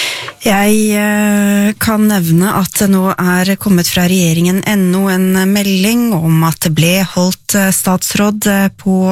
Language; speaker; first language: Norwegian; native; Norwegian